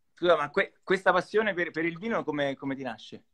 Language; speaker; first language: Italian; native; Italian